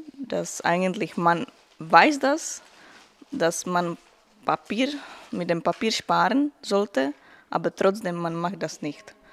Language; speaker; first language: German; non-native, learner; Czech